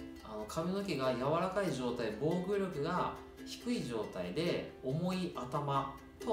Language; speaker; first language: Japanese; native; Japanese